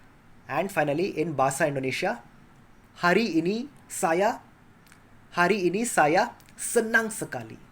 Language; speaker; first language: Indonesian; non-native, learner; Kannada